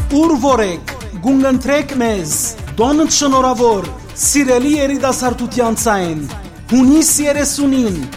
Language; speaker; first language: Armenian; early bilingual, heritage; Armenian